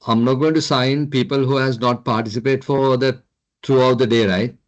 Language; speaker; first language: English; non-native, local second language; Sinhala